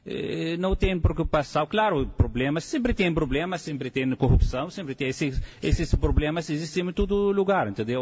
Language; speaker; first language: Portuguese; non-native, fluent; Arabic